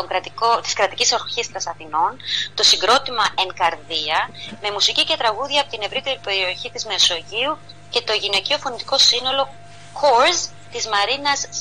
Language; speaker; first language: Greek; native; Greek